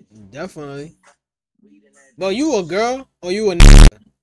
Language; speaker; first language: English; early bilingual, other home language; Spanish